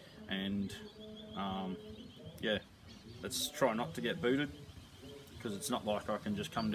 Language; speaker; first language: English; native; English